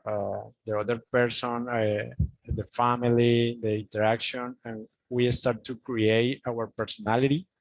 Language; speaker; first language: English; non-native, learner; Spanish